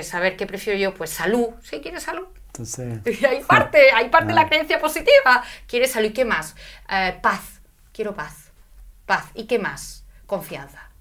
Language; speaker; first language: Spanish; native; Spanish